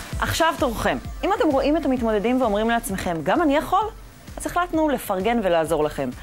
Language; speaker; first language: Hebrew; native; Hebrew